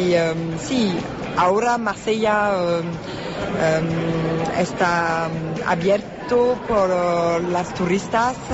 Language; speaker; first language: Spanish; non-native, learner; French